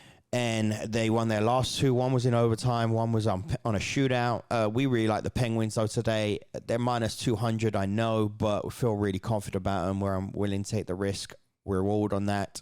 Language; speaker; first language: English; native; English